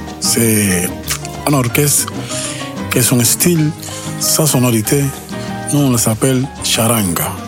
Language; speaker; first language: French; non-native, learner; Spanish